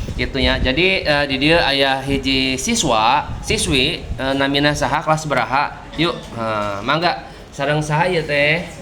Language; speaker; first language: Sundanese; non-native, local second language; Indonesian